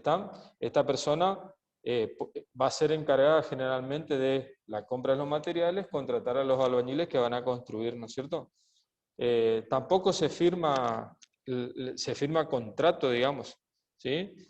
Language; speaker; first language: Spanish; native; Spanish